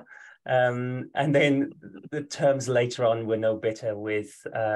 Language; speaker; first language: English; non-native, fluent; German